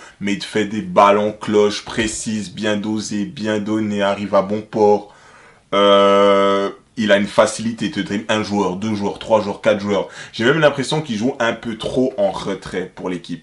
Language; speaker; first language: French; native; French